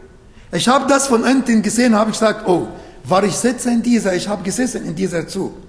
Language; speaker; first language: German; non-native, fluent; Arabic